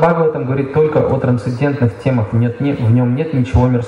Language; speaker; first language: Russian; native; Russian